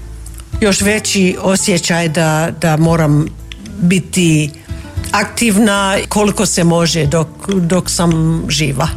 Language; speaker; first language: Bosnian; non-native, fluent; English